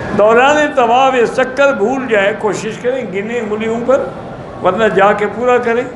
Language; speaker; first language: Urdu; native; Urdu